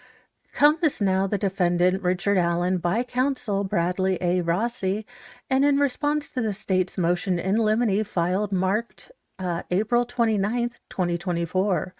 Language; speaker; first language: English; native; English